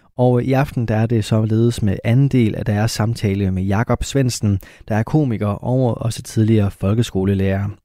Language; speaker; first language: Danish; native; Danish